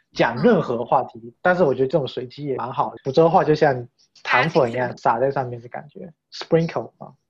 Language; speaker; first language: Chinese; native; Chinese